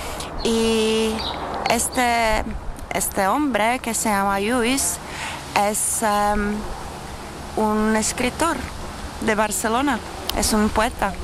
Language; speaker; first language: Spanish; non-native, fluent; Czech